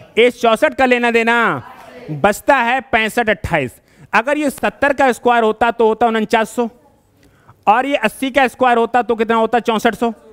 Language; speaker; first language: Hindi; native; Hindi